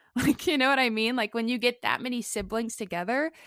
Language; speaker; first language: English; early bilingual, other home language; Italian